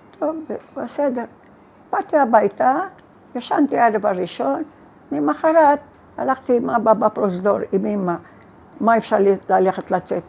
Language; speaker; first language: Hebrew; non-native, fluent; Arabic